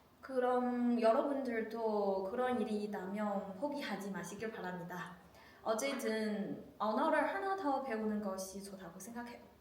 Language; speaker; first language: Korean; non-native, learner; Chinese